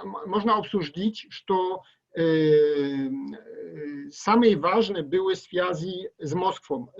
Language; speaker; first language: Russian; non-native, learner; Polish